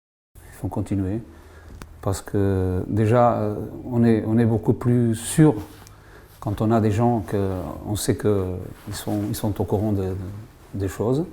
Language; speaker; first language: French; native; French